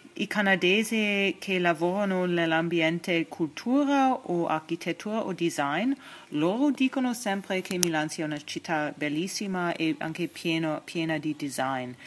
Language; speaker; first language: Italian; non-native, fluent; English